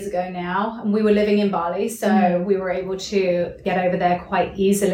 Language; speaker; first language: English; native; English